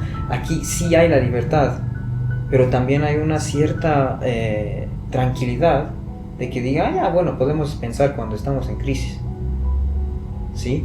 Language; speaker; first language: Spanish; non-native, fluent; Persian